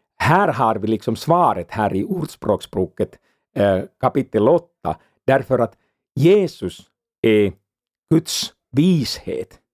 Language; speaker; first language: Swedish; non-native, fluent; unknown